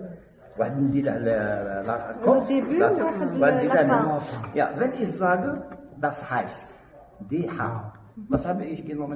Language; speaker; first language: German; non-native, learner; French